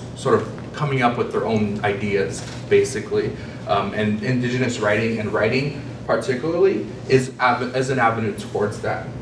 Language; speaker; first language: English; native; English